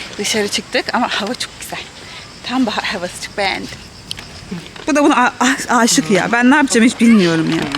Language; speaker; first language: Turkish; native; Turkish